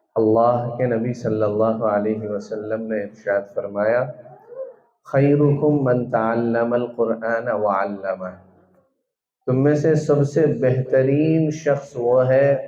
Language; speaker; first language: Urdu; native; Urdu